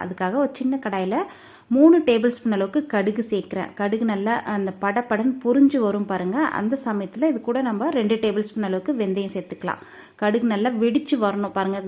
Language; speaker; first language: Tamil; native; Tamil